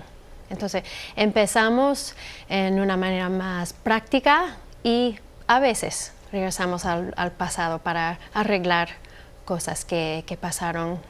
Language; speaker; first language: Spanish; non-native, fluent; English